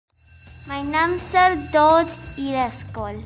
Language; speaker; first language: Welsh; non-native, learner; Spanish